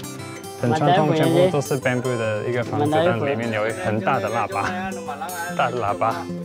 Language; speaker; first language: Chinese; early bilingual, heritage; Chinese